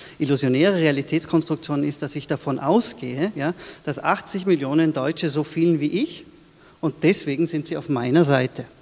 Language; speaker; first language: German; early bilingual, other home language; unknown